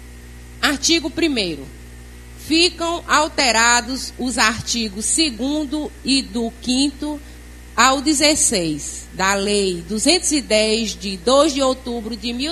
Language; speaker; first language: Portuguese; native; Portuguese